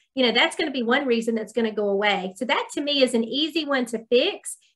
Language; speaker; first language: English; native; English